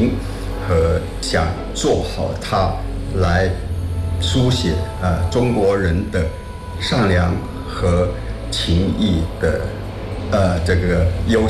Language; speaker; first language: Chinese; non-native, local second language; Min Nan Chinese